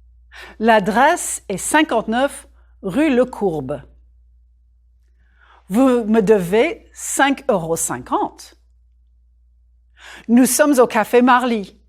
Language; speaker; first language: French; non-native, fluent; English